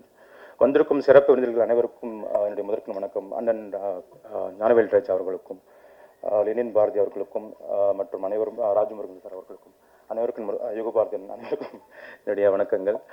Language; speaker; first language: Tamil; native; Tamil